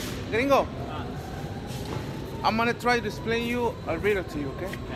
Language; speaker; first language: English; non-native, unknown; Spanish